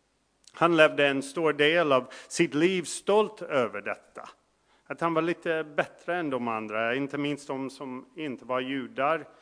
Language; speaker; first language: Swedish; non-native, fluent; English